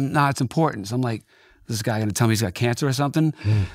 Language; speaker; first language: English; native; English